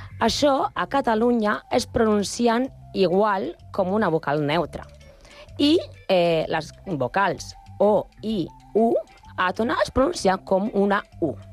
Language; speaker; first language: Catalan; non-native, learner; Spanish